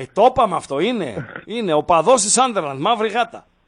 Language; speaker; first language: Greek; native; Greek